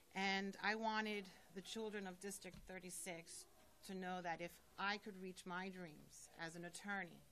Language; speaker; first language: English; early bilingual, other home language; Spanish